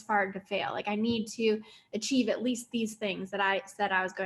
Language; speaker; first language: English; native; English